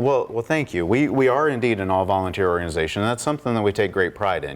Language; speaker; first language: English; native; English